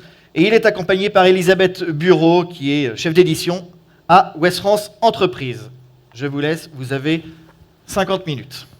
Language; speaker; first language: French; native; French